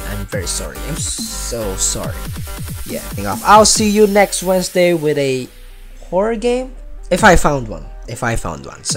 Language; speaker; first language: English; non-native, local second language; Filipino